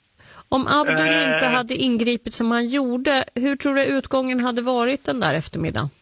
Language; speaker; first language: Swedish; native; Swedish